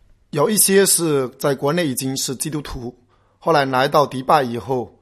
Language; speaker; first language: Chinese; native; Chinese